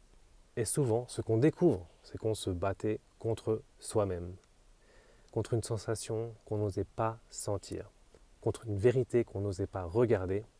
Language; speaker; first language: French; native; French